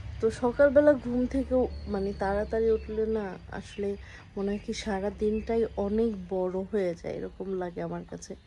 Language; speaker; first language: Bangla; native; Bangla